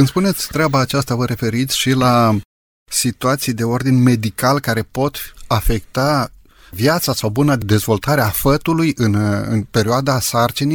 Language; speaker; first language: Romanian; native; Romanian